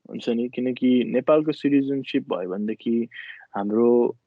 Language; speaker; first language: Nepali; early bilingual, other home language; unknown